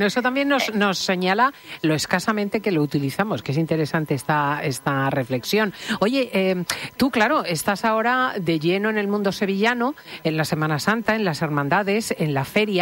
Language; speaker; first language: Spanish; native; Spanish